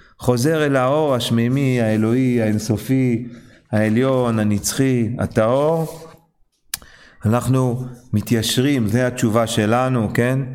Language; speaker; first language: Hebrew; non-native, fluent; English